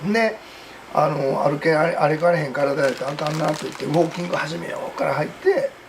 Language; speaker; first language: Japanese; native; Japanese